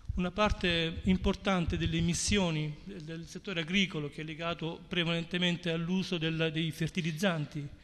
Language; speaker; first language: Italian; native; Italian